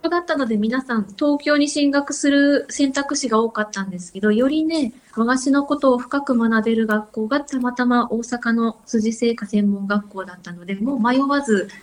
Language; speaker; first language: Japanese; native; Japanese